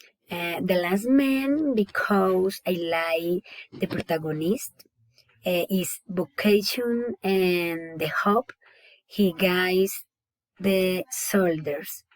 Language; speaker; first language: English; non-native, learner; Spanish